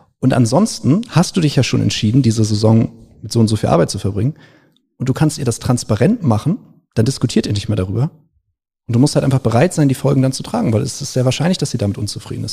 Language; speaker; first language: German; native; German